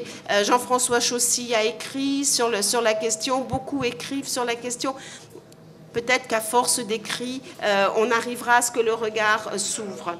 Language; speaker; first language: French; native; French